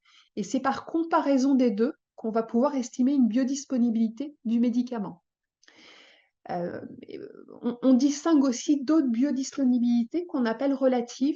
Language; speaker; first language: French; native; French